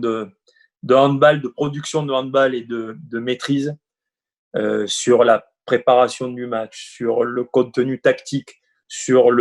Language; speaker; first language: French; native; French